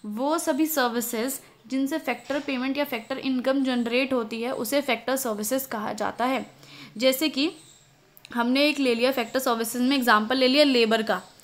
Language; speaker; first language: Hindi; native; Hindi